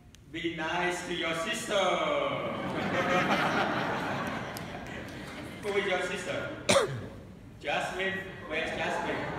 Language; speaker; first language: English; non-native, fluent; Vietnamese